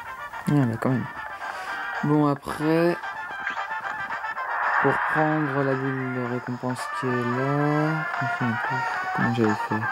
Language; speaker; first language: French; native; French